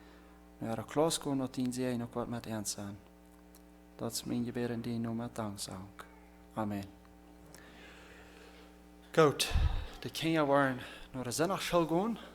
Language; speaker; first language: German; non-native, learner; Plautdietsch